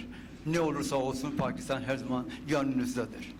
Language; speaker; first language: Turkish; non-native, fluent; Urdu